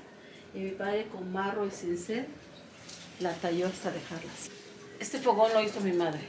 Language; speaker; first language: Spanish; native; Spanish